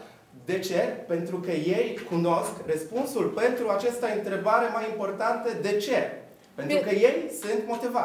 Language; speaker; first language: Romanian; non-native, fluent; Polish